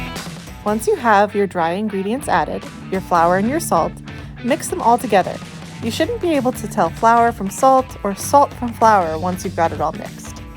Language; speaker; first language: English; native; English